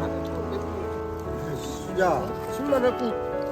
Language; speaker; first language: Korean; native; Korean